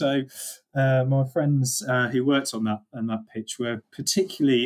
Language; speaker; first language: English; native; English